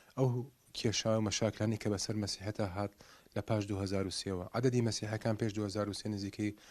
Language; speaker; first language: Central Kurdish; non-native, local second language; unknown